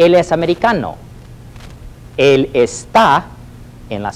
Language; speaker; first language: Spanish; non-native, fluent; English